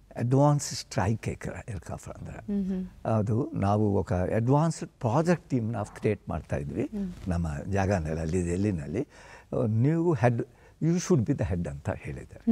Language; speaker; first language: Kannada; non-native, fluent; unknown